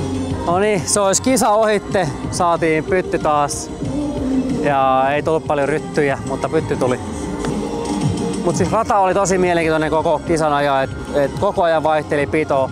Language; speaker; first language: Finnish; native; Finnish